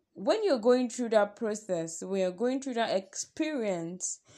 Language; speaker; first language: English; non-native, local second language; Yoruba